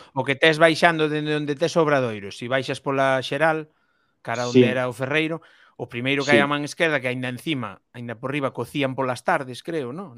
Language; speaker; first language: Galician; native; Galician